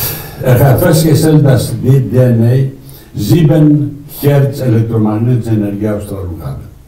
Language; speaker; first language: German; non-native, fluent; Greek